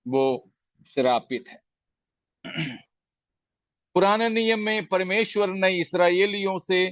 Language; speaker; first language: Hindi; non-native, local second language; Malayalam